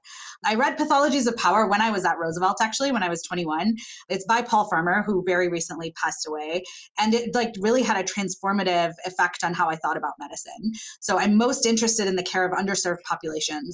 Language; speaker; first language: English; non-native, local second language; Malayalam